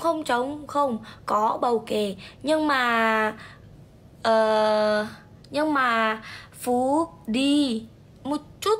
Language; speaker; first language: Vietnamese; non-native, learner; Indonesian